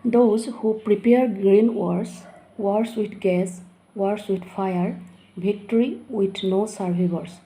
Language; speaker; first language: English; non-native, local second language; Assamese